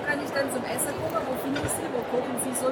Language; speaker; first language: German; native; German